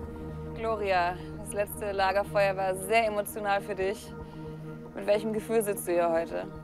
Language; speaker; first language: German; native; German